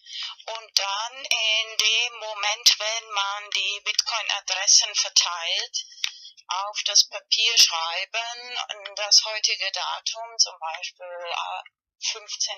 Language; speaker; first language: German; non-native, fluent; Spanish